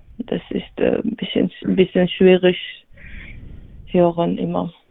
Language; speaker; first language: German; non-native, learner; Georgian